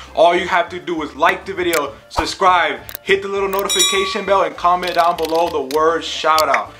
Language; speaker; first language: English; early bilingual, other home language; Spanish